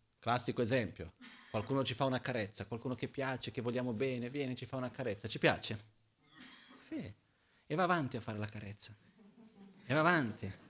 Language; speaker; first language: Italian; non-native, fluent; Portuguese